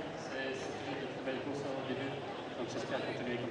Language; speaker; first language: French; non-native, fluent; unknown